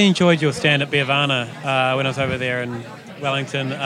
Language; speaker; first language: English; native; English